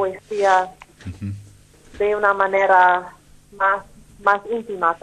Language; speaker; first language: Spanish; non-native, fluent; English